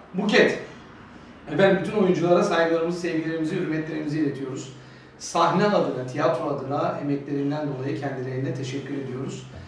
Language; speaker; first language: Turkish; native; Turkish